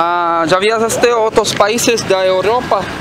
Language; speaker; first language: Portuguese; non-native, learner; Spanish